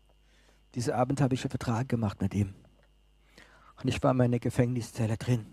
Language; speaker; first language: German; non-native, fluent; French